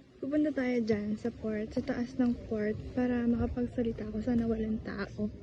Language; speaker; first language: Filipino; native; Filipino